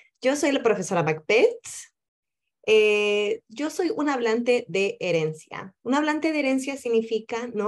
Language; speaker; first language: Spanish; early bilingual, heritage; Spanish